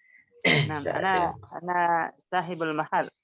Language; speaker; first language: Arabic; non-native, learner; Indonesian